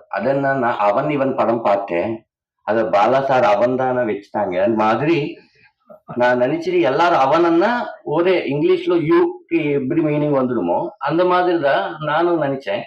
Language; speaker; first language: Tamil; non-native, learner; Telugu